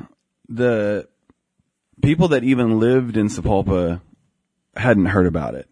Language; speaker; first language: English; native; English